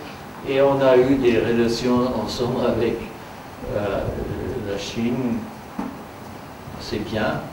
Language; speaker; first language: French; non-native, fluent; German